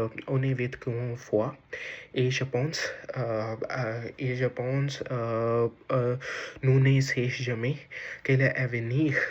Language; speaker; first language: French; non-native, learner; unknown